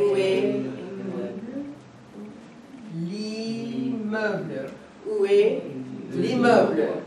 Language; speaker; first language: French; non-native, fluent; English